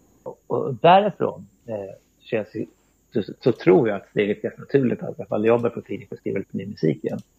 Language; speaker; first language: Swedish; native; Swedish